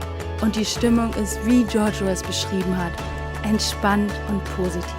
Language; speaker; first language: German; native; German